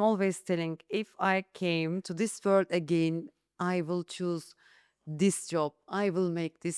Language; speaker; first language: English; non-native, learner; Turkish